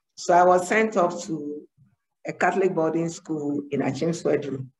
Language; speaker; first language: English; non-native, local second language; Ewe